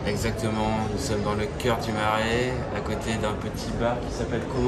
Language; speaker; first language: French; native; French